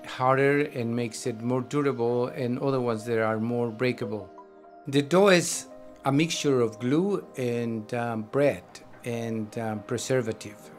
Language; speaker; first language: English; non-native, fluent; Spanish